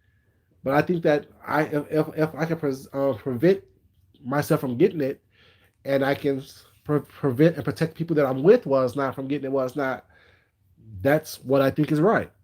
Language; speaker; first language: English; native; English